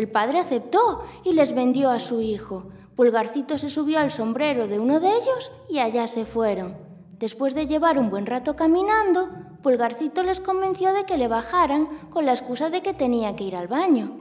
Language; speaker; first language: Spanish; native; Spanish